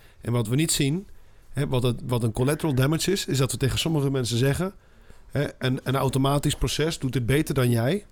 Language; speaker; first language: Dutch; native; Dutch